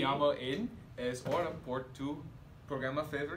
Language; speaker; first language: Spanish; non-native, learner; English